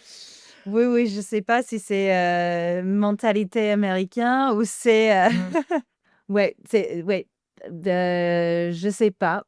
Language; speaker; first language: French; non-native, fluent; English